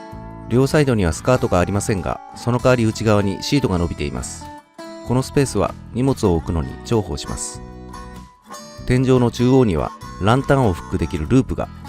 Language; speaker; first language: Japanese; native; Japanese